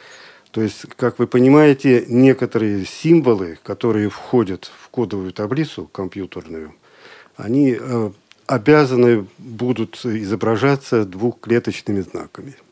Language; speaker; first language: Russian; native; Russian